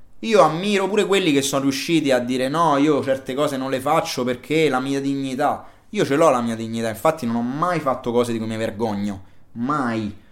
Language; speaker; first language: Italian; native; Italian